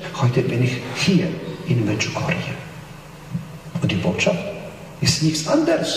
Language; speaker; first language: German; non-native, fluent; Polish